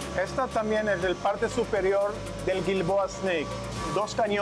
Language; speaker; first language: Spanish; non-native, learner; Hebrew